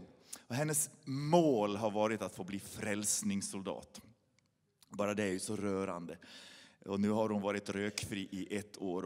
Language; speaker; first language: Swedish; native; Swedish